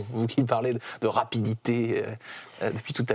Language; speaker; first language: French; native; French